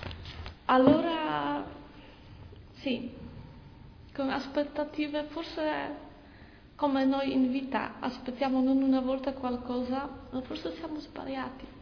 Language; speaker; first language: Italian; non-native, learner; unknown